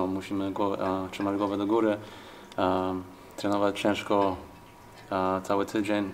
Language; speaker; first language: Polish; non-native, fluent; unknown